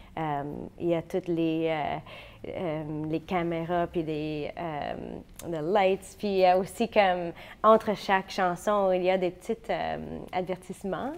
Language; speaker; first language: French; non-native, fluent; English